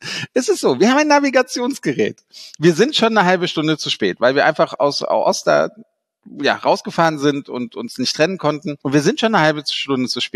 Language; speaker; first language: German; native; German